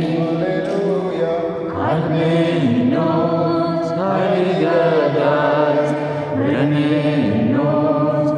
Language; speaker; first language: German; non-native, learner; Malayalam